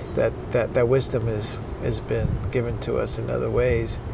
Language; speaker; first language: English; early bilingual, other home language; Spanish